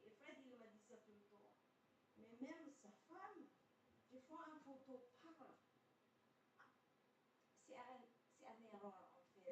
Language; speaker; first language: French; non-native, fluent; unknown